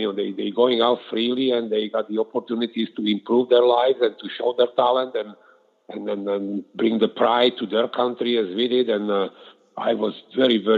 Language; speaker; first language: English; non-native, fluent; Slovak